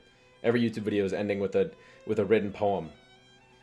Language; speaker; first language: English; native; English